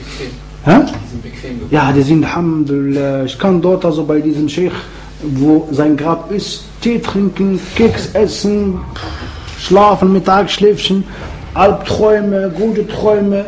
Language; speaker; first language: German; non-native, fluent; Arabic